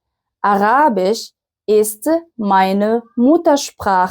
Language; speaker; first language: German; non-native, fluent; Arabic